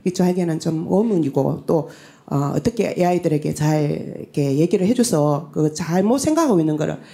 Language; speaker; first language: Korean; native; Korean